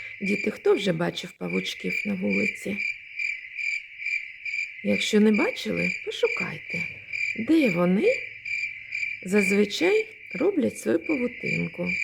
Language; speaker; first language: Ukrainian; native; Ukrainian